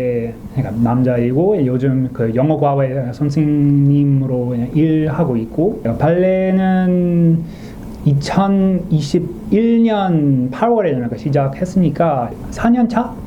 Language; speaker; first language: Korean; non-native, learner; English